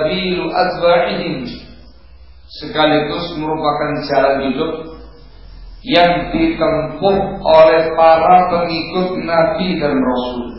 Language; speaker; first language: Indonesian; native; Indonesian